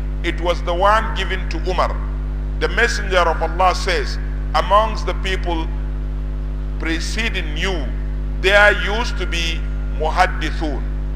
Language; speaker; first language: English; non-native, local second language; Hausa